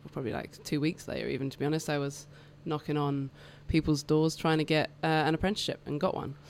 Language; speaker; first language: English; native; English